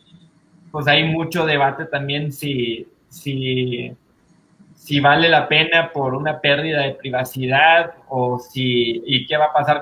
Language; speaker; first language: Spanish; native; Spanish